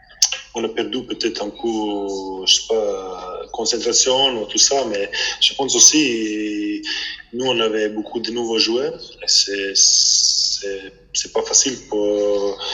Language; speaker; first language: French; non-native, fluent; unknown